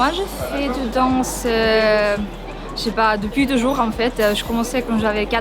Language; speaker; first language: French; non-native, learner; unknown